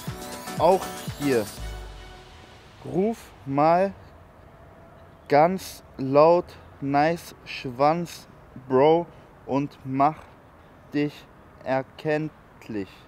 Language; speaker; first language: German; native; German